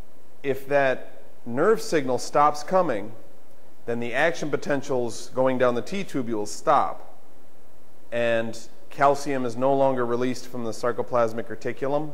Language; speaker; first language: English; native; English